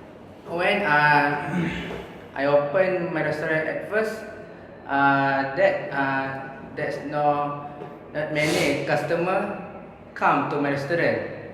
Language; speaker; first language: English; non-native, learner; Malay